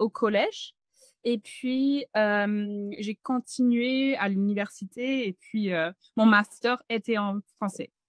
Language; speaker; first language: French; non-native, fluent; English